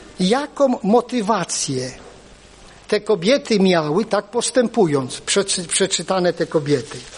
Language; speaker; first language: Polish; native; Polish